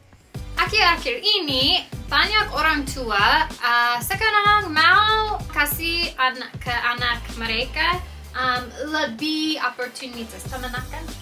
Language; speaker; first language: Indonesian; non-native, learner; English